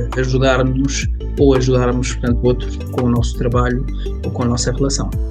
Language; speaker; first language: Portuguese; early bilingual, other home language; Kabuverdianu